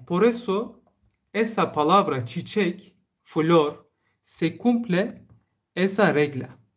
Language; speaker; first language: Spanish; non-native, learner; Turkish